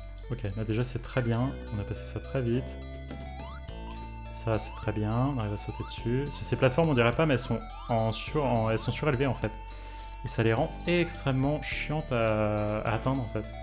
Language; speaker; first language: French; native; French